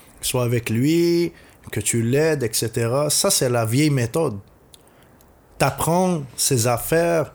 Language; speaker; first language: French; non-native, local second language; Arabic